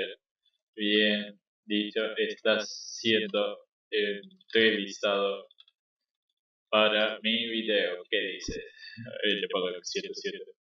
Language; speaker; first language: Spanish; native; Spanish